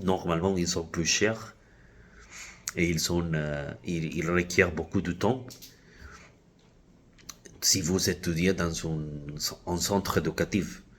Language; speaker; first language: French; non-native, fluent; Spanish